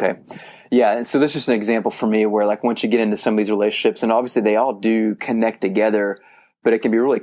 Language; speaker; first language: English; native; English